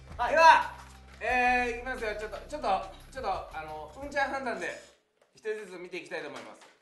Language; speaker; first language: Japanese; native; Japanese